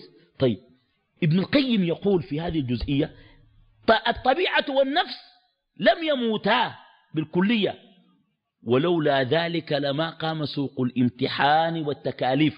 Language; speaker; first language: Arabic; native; Arabic